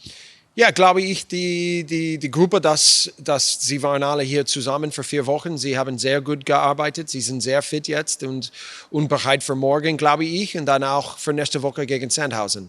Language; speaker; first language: German; non-native, fluent; English